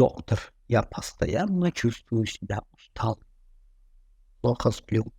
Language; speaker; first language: Russian; non-native, fluent; Tajik